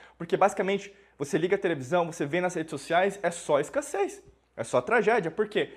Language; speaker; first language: Portuguese; native; Portuguese